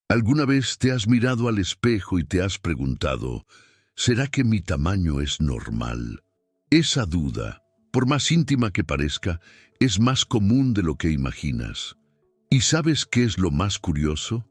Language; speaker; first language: Spanish; native; Spanish